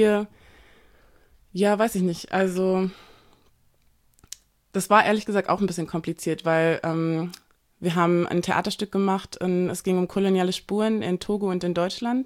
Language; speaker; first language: German; native; German